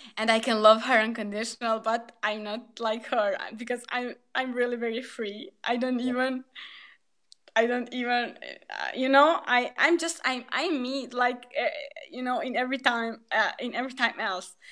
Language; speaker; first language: English; non-native, fluent; Albanian